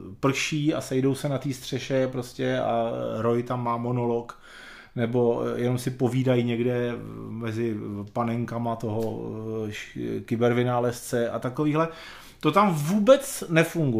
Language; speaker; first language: Czech; native; Czech